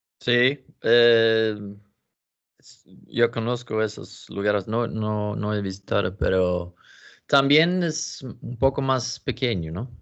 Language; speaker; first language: Spanish; non-native, learner; Swedish